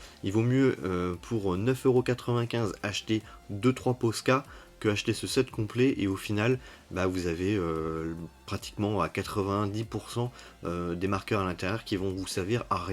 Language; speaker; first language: French; native; French